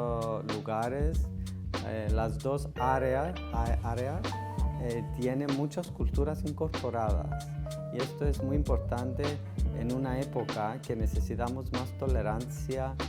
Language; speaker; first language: Spanish; non-native, fluent; Greek